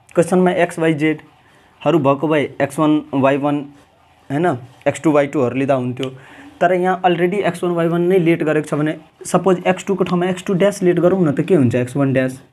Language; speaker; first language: Nepali; non-native, local second language; Maithili